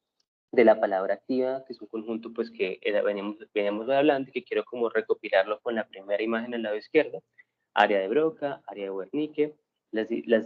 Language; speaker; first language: Spanish; native; Spanish